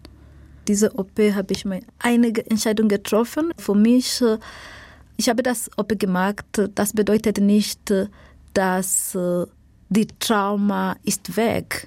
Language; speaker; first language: German; non-native, learner; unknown